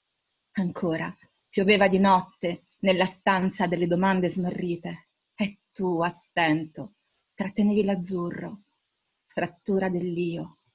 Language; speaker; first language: Italian; native; Italian